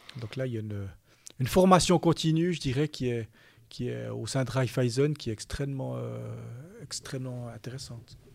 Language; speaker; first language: French; native; French